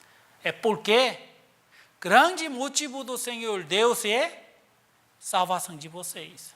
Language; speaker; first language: Portuguese; non-native, learner; Korean